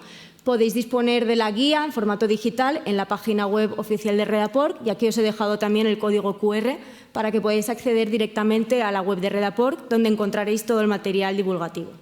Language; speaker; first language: Spanish; native; Spanish